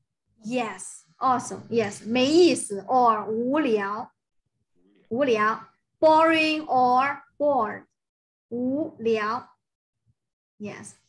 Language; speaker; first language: English; non-native, fluent; Chinese